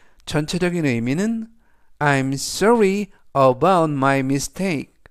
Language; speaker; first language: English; non-native, fluent; Korean